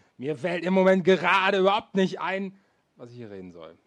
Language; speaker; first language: German; native; German